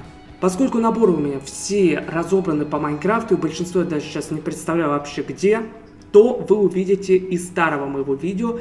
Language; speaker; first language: Russian; native; Russian